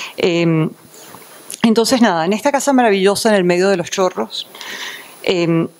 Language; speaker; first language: Spanish; native; Spanish